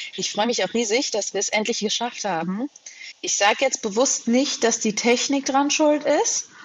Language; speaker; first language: German; native; German